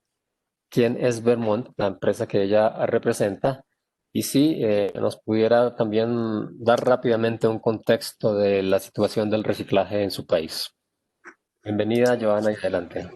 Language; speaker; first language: Spanish; native; Spanish